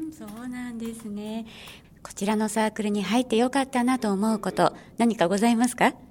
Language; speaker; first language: Japanese; native; Japanese